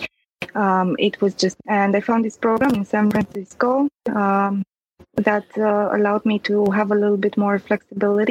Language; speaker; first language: English; non-native, fluent; Romanian